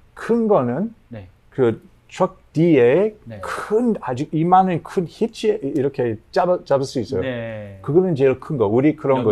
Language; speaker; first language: Korean; non-native, learner; English